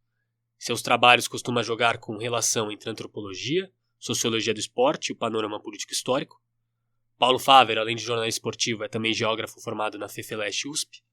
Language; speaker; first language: Portuguese; native; Portuguese